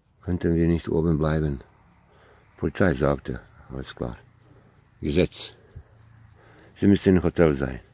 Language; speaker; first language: German; non-native, learner; Croatian